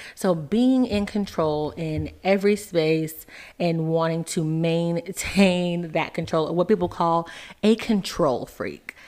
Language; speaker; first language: English; native; English